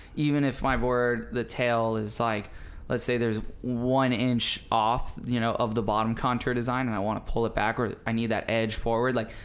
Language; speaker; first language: English; native; English